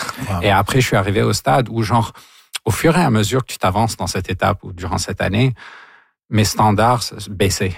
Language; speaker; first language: French; non-native, local second language; Arabic